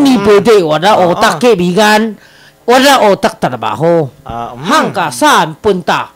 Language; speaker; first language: Filipino; non-native, learner; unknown